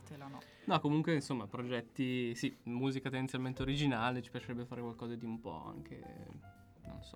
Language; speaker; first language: Italian; native; Italian